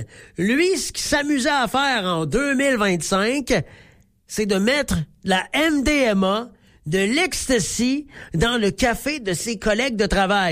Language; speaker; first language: French; native; French